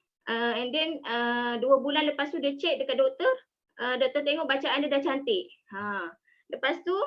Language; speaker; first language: Malay; native; Malay